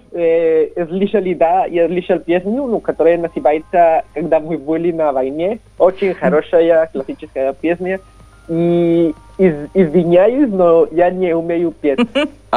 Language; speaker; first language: Russian; non-native, learner; Spanish